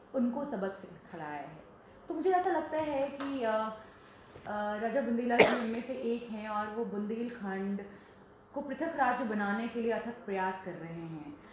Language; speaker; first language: Hindi; native; Hindi